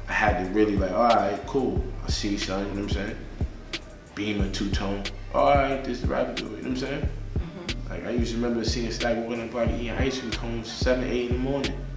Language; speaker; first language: English; native; English